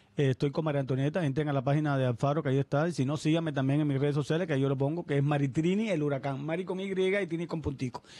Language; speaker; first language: Spanish; native; Spanish